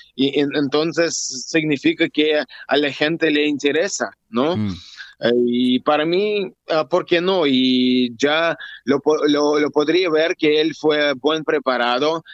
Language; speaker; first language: Spanish; non-native, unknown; Russian